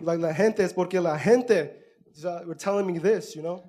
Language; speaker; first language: English; early bilingual, other home language; Spanish